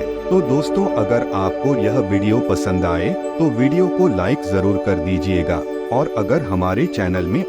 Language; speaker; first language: Hindi; native; Hindi